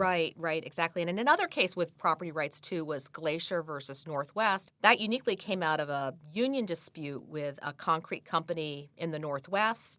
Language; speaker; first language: English; native; English